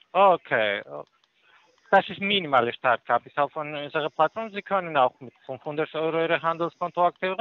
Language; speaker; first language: German; non-native, fluent; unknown